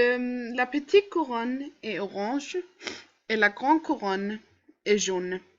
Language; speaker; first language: French; non-native, learner; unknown